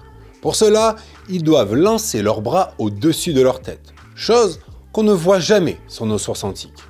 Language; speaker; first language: French; native; French